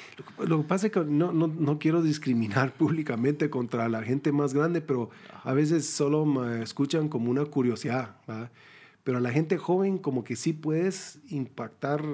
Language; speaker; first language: Spanish; early bilingual, heritage; Spanish